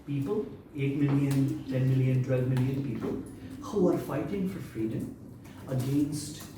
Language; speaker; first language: English; non-native, local second language; Urdu